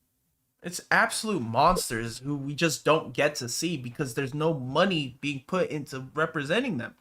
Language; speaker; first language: English; native; English